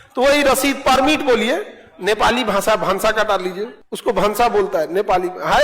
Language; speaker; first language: Hindi; native; Hindi